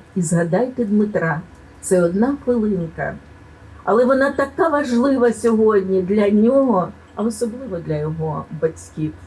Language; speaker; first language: Ukrainian; native; Ukrainian